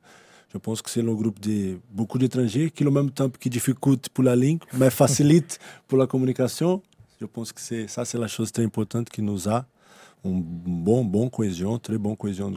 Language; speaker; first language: French; non-native, learner; Portuguese